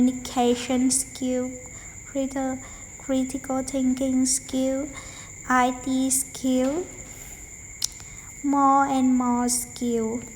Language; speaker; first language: English; non-native, learner; Vietnamese